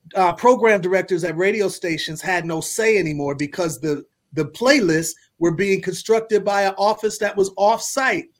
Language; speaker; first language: English; native; English